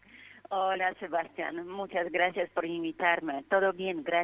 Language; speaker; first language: Spanish; non-native, fluent; Polish